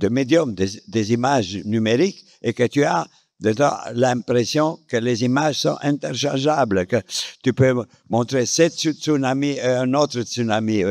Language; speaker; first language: French; non-native, fluent; Romanian